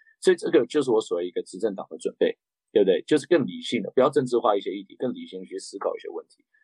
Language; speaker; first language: Chinese; early bilingual, heritage; Chinese